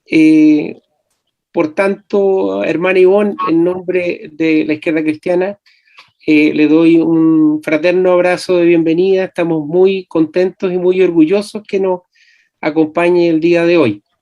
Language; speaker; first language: Spanish; native; Spanish